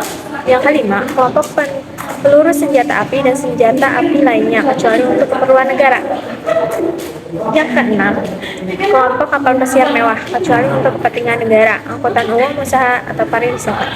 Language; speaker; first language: Indonesian; native; Indonesian